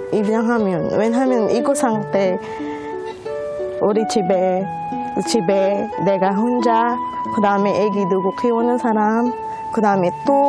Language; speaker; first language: Korean; non-native, learner; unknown